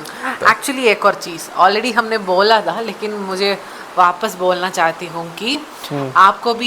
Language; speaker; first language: Hindi; non-native, local second language; Malayalam